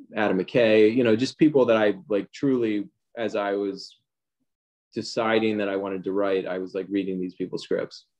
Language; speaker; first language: English; native; English